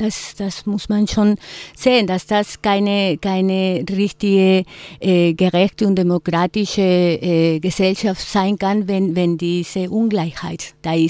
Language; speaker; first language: German; non-native, fluent; Spanish